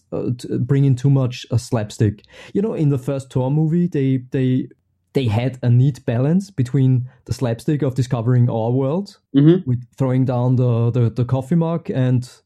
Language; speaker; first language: English; non-native, fluent; German